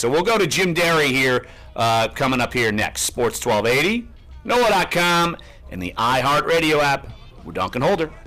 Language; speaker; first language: English; native; English